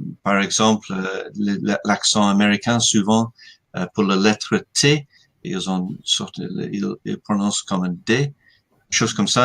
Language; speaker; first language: French; non-native, fluent; English